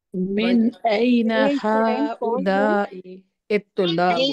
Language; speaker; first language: Arabic; non-native, learner; Urdu